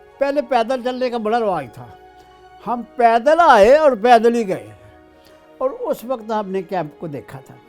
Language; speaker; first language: Urdu; non-native, local second language; Punjabi